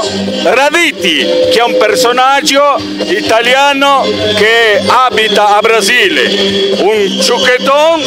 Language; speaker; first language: Italian; non-native, learner; Portuguese